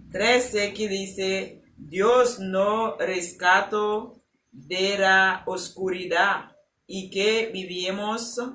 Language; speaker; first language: Spanish; non-native, learner; Haitian Creole